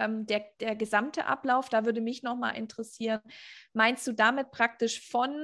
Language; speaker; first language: German; native; German